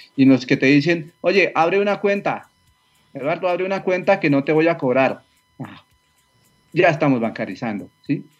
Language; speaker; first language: Spanish; native; Spanish